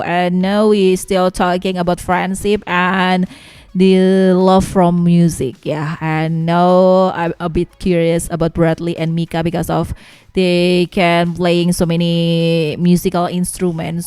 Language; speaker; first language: English; non-native, learner; Indonesian